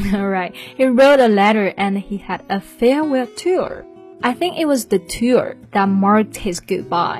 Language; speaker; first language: English; non-native, fluent; Chinese